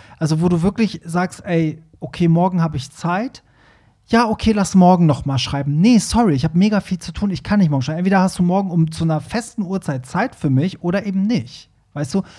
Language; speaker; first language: German; early bilingual, other home language; Persian